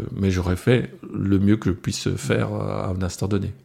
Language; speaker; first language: French; non-native, local second language; Swiss German